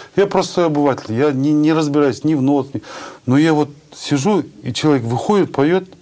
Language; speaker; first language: Russian; non-native, local second language; Kazakh